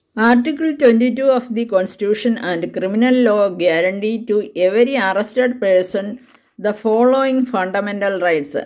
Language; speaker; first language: English; non-native, local second language; Malayalam